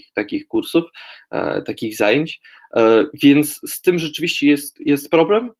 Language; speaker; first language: Polish; non-native, fluent; Russian